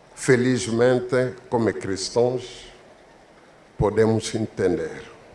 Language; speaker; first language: Portuguese; non-native, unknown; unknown